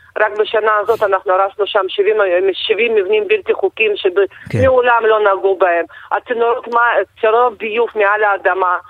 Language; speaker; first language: Hebrew; non-native, fluent; Russian